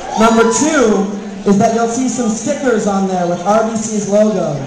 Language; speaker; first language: English; native; English